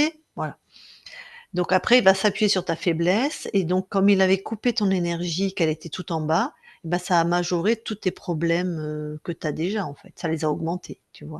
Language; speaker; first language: French; native; French